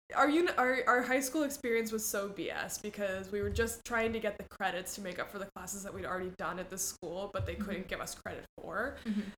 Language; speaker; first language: English; early bilingual, other home language; Spanish